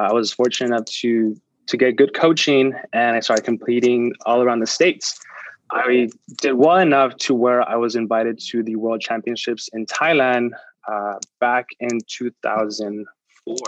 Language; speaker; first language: English; early bilingual, other home language; Spanish